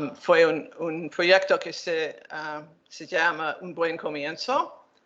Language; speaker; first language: Spanish; non-native, learner; English